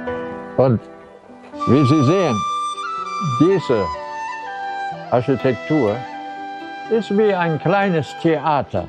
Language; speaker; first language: German; non-native, learner; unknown